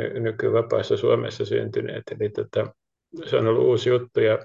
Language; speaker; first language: Finnish; native; Finnish